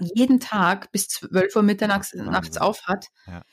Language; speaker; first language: German; native; German